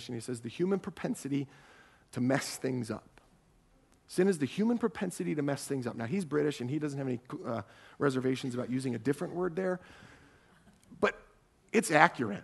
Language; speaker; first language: English; native; English